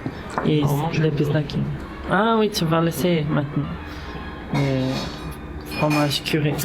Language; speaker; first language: French; non-native, fluent; Portuguese